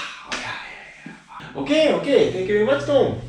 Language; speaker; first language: English; non-native, learner; Japanese